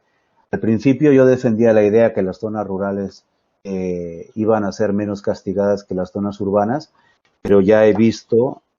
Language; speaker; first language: Spanish; native; Spanish